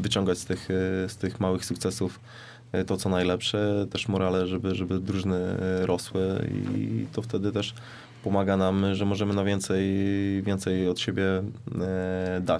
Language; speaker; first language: Polish; native; Polish